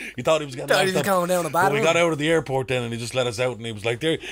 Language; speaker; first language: English; native; English